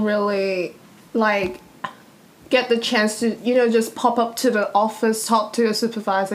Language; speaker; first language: English; non-native, fluent; Cantonese